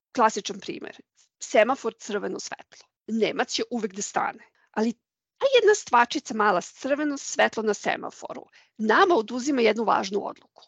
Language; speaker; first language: Serbian; native; Serbian